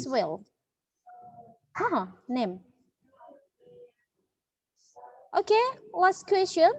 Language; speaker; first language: English; non-native, learner; Indonesian